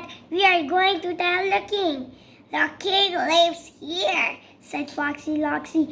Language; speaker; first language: English; non-native, learner; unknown